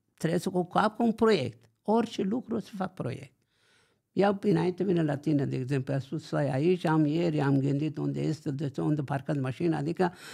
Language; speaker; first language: Romanian; non-native, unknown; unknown